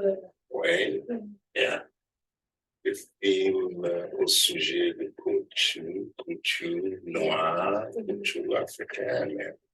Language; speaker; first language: French; non-native, learner; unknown